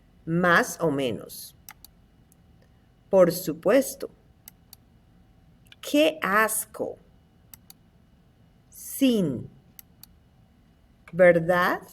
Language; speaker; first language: Spanish; non-native, fluent; English